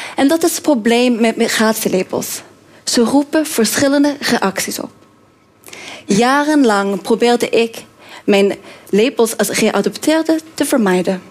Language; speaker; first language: Dutch; non-native, fluent; Norwegian